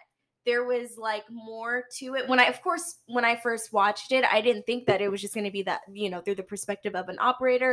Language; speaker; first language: English; native; English